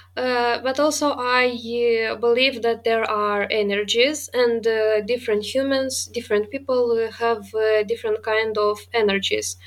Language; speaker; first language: English; non-native, fluent; Romanian